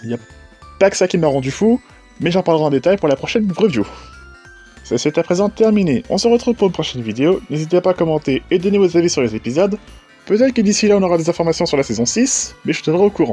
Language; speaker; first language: French; native; French